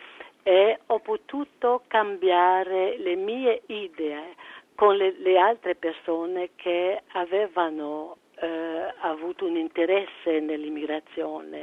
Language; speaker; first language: Italian; early bilingual, heritage; French